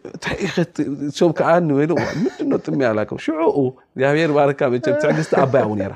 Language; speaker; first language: Tigrinya; non-native, local second language; Amharic